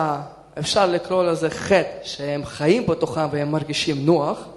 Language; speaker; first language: Hebrew; non-native, fluent; Russian